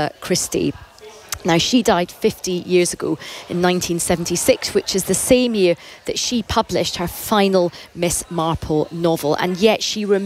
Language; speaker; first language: English; native; English